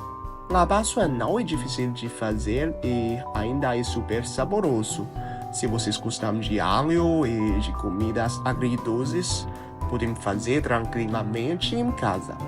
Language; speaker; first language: Portuguese; non-native, learner; Chinese